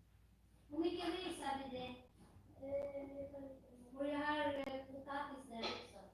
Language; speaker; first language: Swedish; non-native, fluent; Filipino